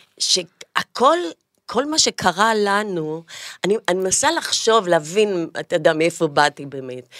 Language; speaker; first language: Hebrew; native; Hebrew